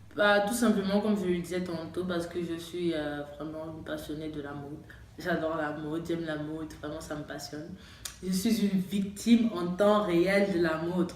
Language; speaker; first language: French; native; French